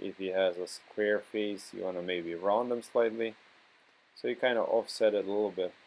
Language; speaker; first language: English; non-native, fluent; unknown